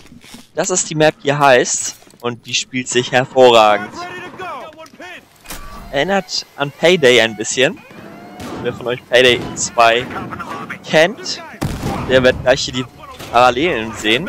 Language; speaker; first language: German; native; German